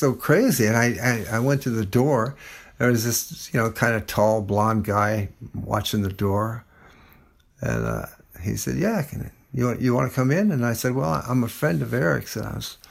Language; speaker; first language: English; native; English